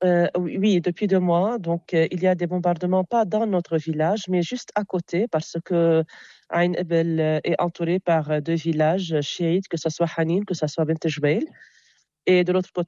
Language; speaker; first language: French; non-native, local second language; Arabic